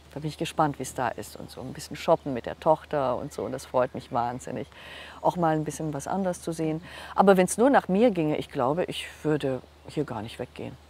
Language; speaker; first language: German; non-native, local second language; Hungarian